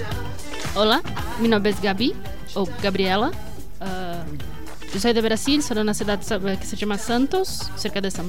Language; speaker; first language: Spanish; non-native, learner; Portuguese